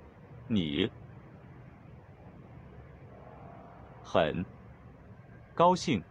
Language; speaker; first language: Chinese; non-native, learner; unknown